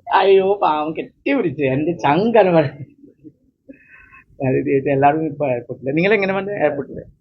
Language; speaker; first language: Malayalam; non-native, fluent; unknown